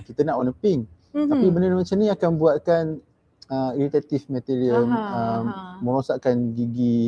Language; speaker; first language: Malay; native; Malay